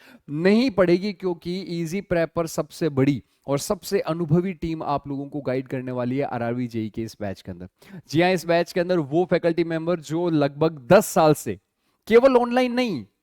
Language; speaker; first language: Hindi; native; Hindi